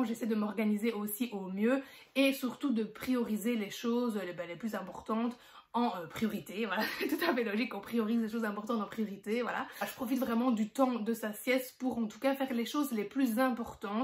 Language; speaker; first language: French; native; French